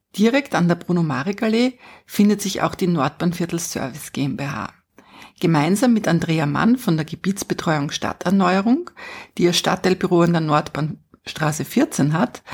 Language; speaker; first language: German; native; German